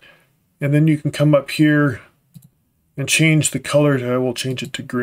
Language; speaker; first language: English; native; English